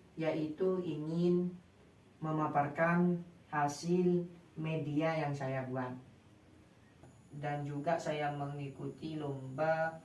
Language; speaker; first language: Indonesian; non-native, local second language; Madurese